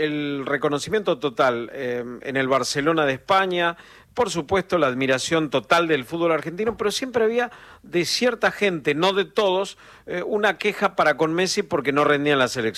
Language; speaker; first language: Spanish; native; Spanish